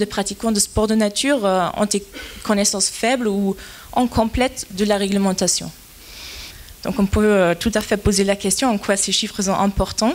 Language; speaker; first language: French; non-native, fluent; German